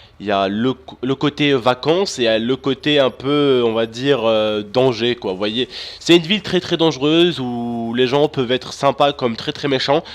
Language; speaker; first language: French; early bilingual, other home language; Arabic